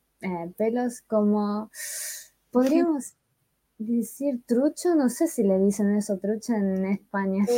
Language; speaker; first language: Spanish; non-native, fluent; Chinese